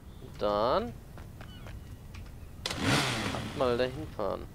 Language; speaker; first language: German; native; German